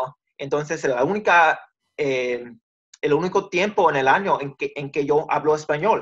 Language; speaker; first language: Spanish; early bilingual, heritage; Spanish